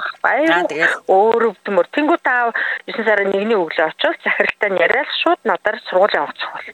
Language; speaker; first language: Mongolian; native; Mongolian